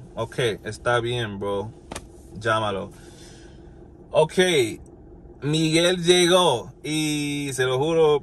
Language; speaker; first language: Spanish; non-native, learner; English